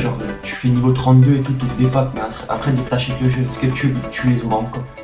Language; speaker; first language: French; native; French